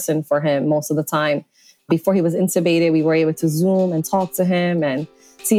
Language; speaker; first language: English; native; English